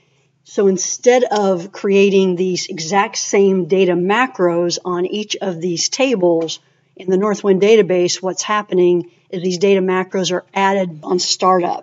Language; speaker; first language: English; native; English